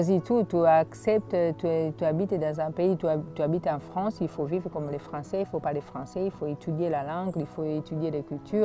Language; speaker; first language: French; non-native, fluent; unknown